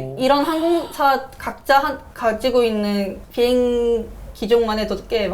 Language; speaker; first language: Korean; native; Korean